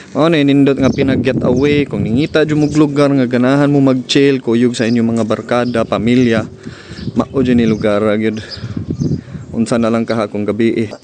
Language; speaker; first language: Cebuano; native; Cebuano